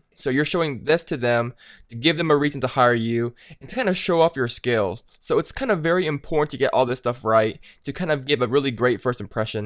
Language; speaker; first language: English; native; English